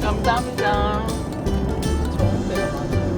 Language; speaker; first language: Korean; non-native, learner; Japanese